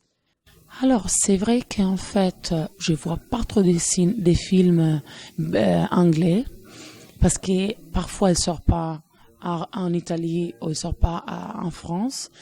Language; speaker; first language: French; non-native, fluent; Italian